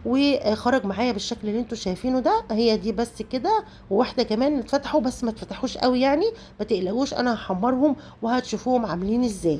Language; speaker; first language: Arabic; native; Arabic